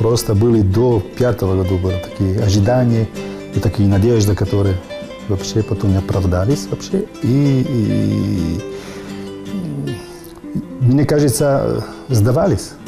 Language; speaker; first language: Russian; non-native, learner; Italian